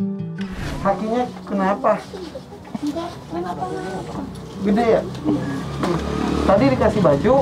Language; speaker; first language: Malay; non-native, local second language; Sundanese